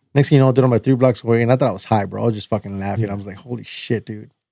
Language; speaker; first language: English; early bilingual, other home language; Spanish